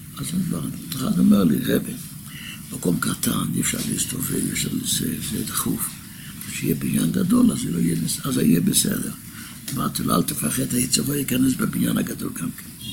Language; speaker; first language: Hebrew; non-native, local second language; Yiddish